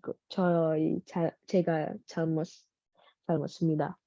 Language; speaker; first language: Korean; non-native, learner; Indonesian